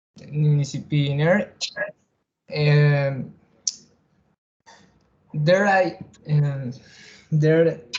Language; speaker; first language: English; non-native, learner; Spanish